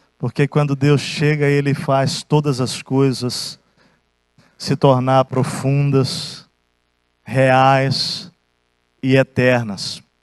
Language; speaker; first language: Portuguese; native; Portuguese